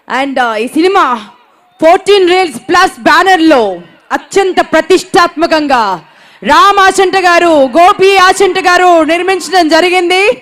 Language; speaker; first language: Telugu; native; Telugu